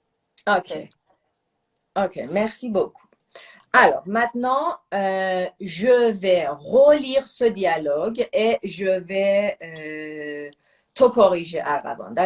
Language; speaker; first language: French; non-native, fluent; Persian